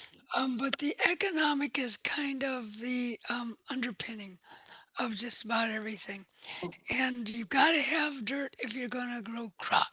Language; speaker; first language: English; native; English